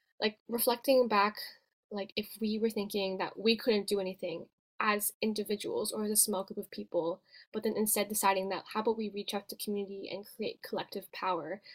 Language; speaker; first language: English; native; English